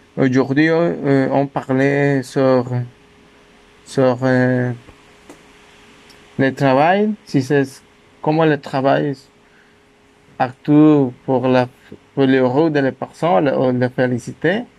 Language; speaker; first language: French; non-native, learner; Spanish